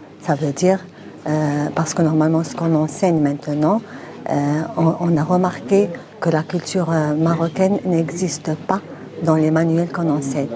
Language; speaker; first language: French; non-native, local second language; Arabic